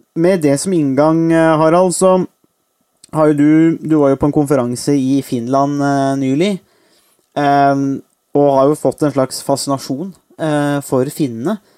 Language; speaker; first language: Norwegian; native; Norwegian